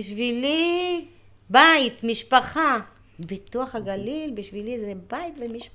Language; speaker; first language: Hebrew; early bilingual, other home language; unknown